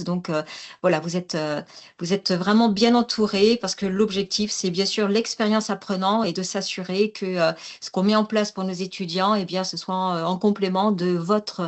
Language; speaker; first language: French; native; French